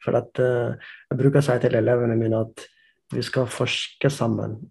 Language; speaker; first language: Norwegian; non-native, fluent; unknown